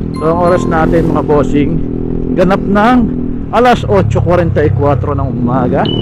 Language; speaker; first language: Filipino; native; Filipino